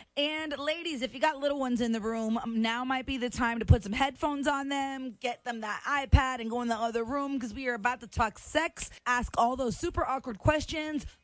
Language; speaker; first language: English; native; English